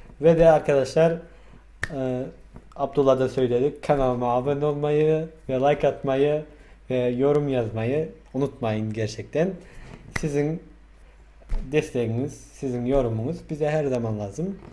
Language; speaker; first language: Turkish; non-native, fluent; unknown